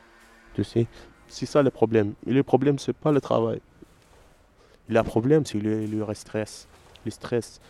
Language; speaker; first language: French; non-native, learner; Arabic